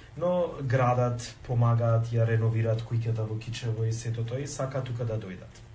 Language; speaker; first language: Macedonian; early bilingual, heritage; Macedonian